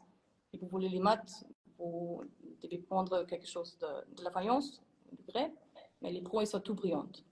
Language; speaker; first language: French; non-native, fluent; German